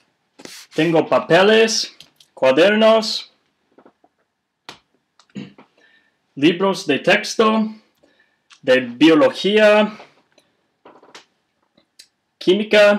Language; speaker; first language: Spanish; non-native, learner; English